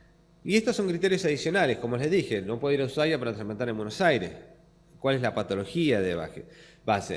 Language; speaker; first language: Spanish; native; Spanish